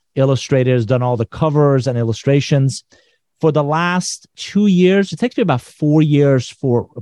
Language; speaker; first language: English; non-native, fluent; Persian